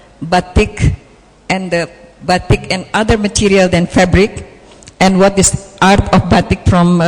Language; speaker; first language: English; non-native, fluent; Indonesian